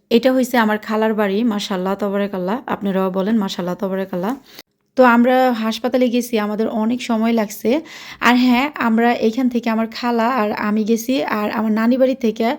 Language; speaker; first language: Bangla; early bilingual, heritage; Bangla